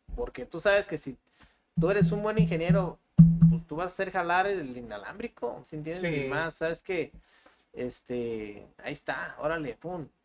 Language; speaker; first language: Spanish; native; Spanish